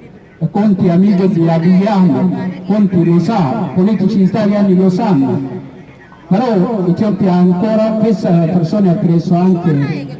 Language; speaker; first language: Italian; non-native, learner; Oromo